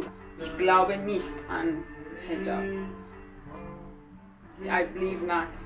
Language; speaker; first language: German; non-native, learner; Persian